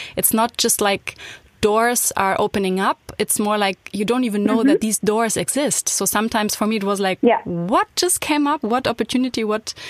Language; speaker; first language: English; non-native, fluent; German